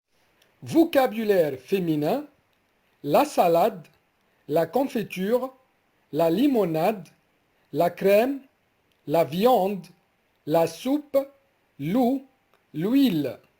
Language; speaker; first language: French; non-native, fluent; Arabic